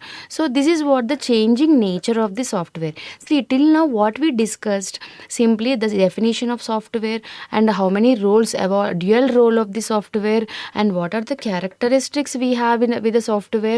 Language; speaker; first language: English; non-native, local second language; Telugu